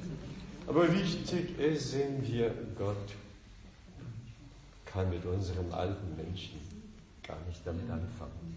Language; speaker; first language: German; non-native, fluent; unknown